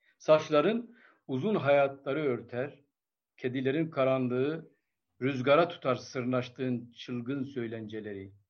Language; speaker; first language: Turkish; non-native, local second language; Kurdish